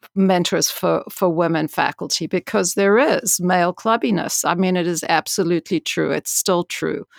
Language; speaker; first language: English; native; English